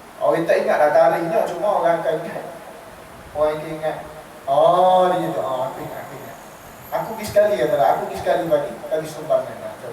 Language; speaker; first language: Malay; native; Malay